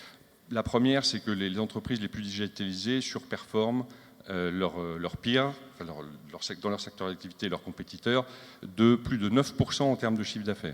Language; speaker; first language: French; native; French